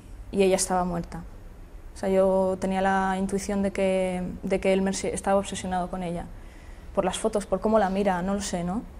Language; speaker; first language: Spanish; native; Spanish